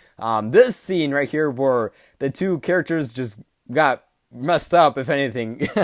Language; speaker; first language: English; native; English